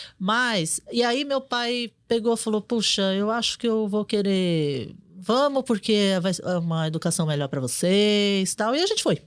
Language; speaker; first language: Portuguese; early bilingual, other home language; Korean